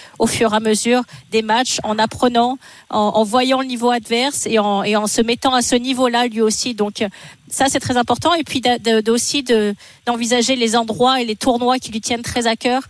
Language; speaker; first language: French; native; French